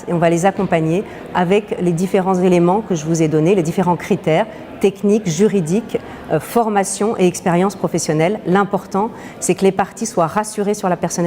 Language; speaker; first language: French; native; French